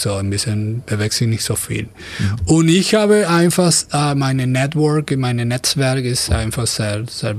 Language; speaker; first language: German; non-native, fluent; Spanish